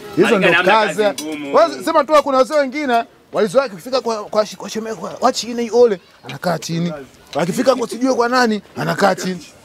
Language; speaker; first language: Swahili; native; Swahili